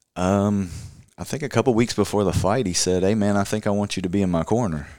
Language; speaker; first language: English; native; English